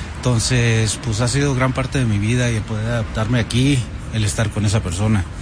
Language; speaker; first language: Spanish; early bilingual, heritage; Spanish